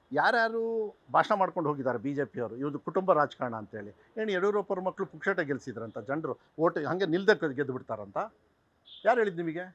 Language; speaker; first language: Kannada; native; Kannada